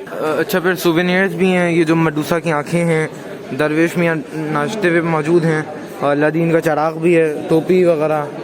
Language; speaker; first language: Urdu; native; Urdu